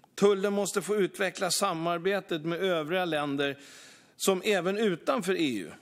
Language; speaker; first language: Swedish; native; Swedish